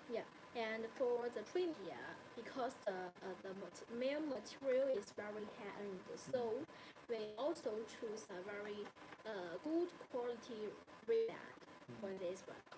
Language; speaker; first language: English; non-native, learner; Chinese